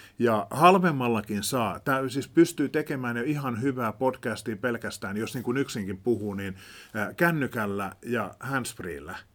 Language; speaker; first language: Finnish; native; Finnish